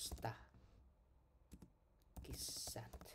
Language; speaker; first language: Finnish; non-native, learner; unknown